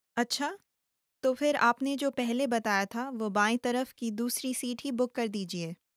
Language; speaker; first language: Hindi; native; Hindi